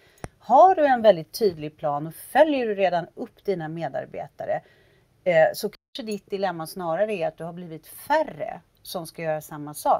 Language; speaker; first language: Swedish; native; Swedish